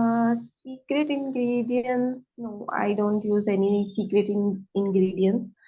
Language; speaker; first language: English; non-native, learner; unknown